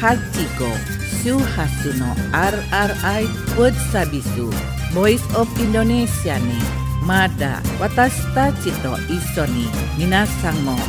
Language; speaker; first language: Japanese; non-native, fluent; Indonesian